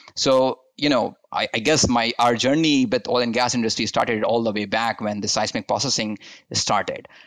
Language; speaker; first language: English; non-native, local second language; Hindi